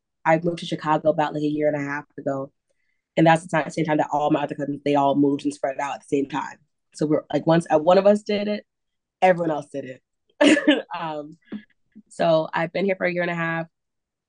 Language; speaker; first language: English; native; English